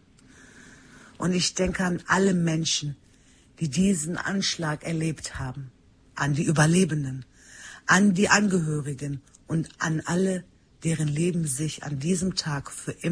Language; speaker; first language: German; early bilingual, other home language; Turkish